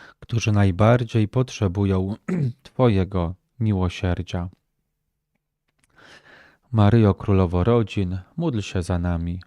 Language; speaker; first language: Polish; native; Polish